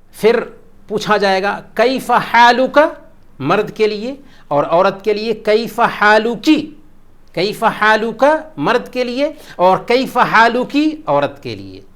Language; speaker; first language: Urdu; native; Urdu